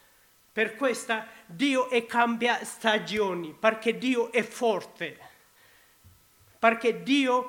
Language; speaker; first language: Italian; non-native, learner; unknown